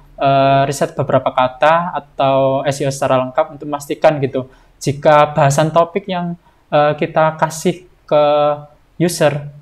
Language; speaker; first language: Indonesian; native; Indonesian